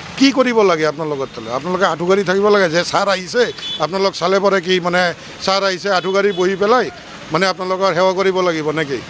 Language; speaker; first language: Assamese; non-native, local second language; Bangla